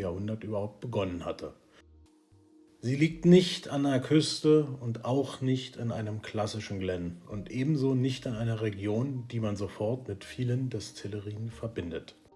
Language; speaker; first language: German; native; German